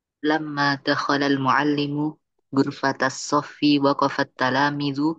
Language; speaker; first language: Arabic; non-native, learner; Indonesian